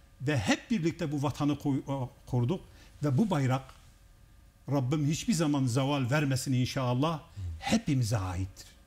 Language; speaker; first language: Turkish; non-native, local second language; Kurdish